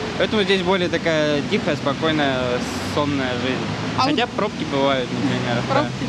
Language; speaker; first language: Russian; native; Russian